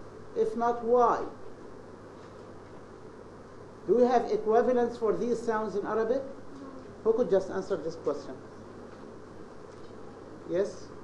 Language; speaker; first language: English; non-native, fluent; Arabic